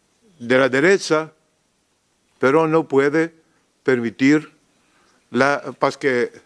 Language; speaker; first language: Spanish; non-native, learner; Greek